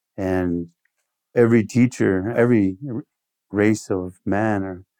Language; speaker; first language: English; early bilingual, other home language; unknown